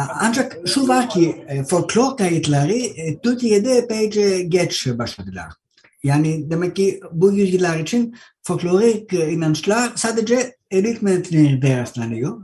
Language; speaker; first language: Turkish; non-native, learner; Greek